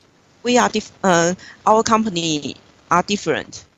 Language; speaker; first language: English; non-native, learner; Chinese